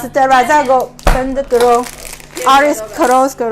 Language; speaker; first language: Urdu; non-native, fluent; Chinese